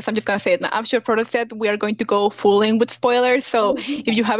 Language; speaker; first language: English; non-native, fluent; Spanish